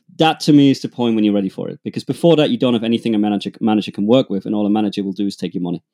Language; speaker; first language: English; non-native, fluent; German